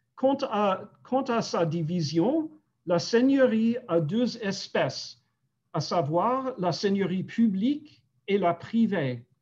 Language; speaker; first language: French; non-native, fluent; English